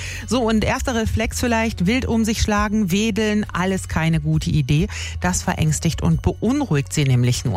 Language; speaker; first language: German; native; German